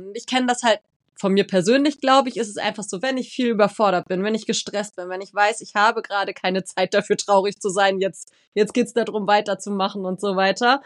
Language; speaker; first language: German; native; German